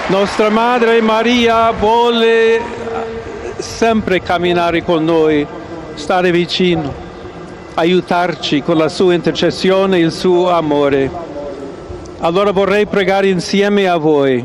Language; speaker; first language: Italian; non-native, fluent; English